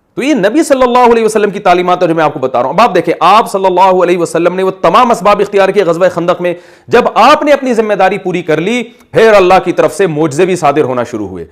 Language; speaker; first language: Urdu; native; Urdu